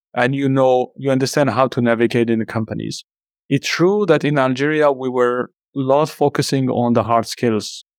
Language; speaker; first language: English; non-native, fluent; Arabic